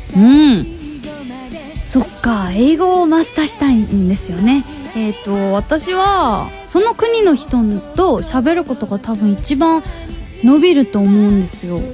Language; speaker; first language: Japanese; non-native, fluent; Korean